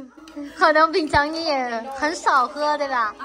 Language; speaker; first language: Chinese; non-native, fluent; Vietnamese